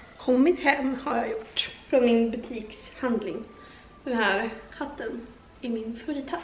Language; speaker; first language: Swedish; native; Swedish